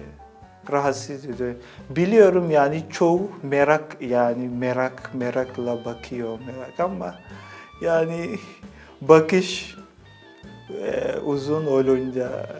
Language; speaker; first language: Turkish; non-native, fluent; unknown